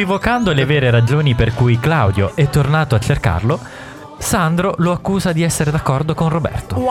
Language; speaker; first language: Italian; native; Italian